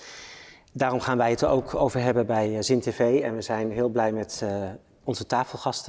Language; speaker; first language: Dutch; native; Dutch